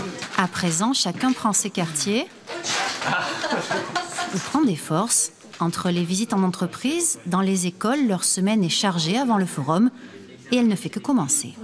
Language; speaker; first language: French; native; French